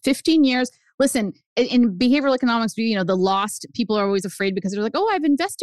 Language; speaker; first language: English; early bilingual, other home language; Spanish